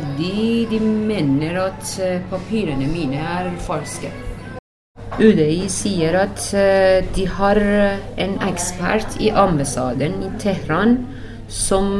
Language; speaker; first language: Norwegian; non-native, learner; Persian